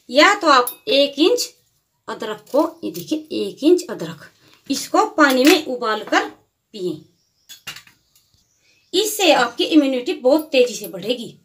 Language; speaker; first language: Hindi; native; Hindi